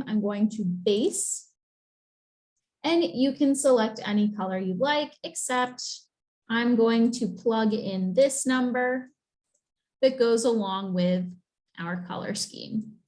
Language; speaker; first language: English; native; English